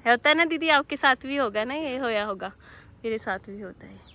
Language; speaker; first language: Hindi; non-native, local second language; Punjabi